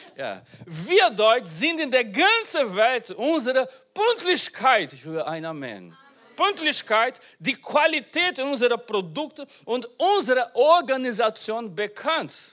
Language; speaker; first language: German; non-native, learner; Portuguese